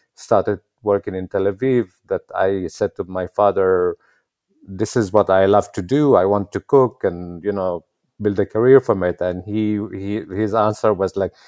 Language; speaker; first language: English; non-native, fluent; Arabic